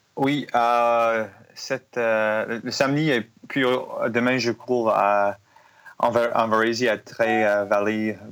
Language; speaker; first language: French; non-native, learner; English